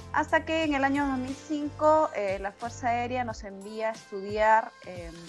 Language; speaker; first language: Spanish; native; Spanish